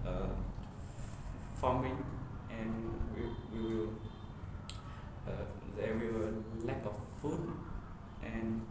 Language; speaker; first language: English; non-native, learner; Vietnamese